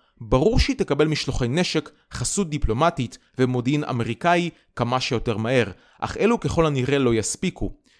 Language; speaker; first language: Hebrew; native; Hebrew